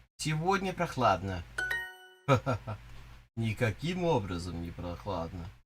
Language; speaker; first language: Russian; non-native, learner; English